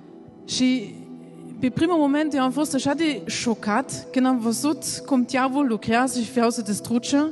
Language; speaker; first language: Romanian; non-native, learner; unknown